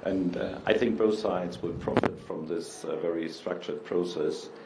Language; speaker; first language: English; non-native, fluent; German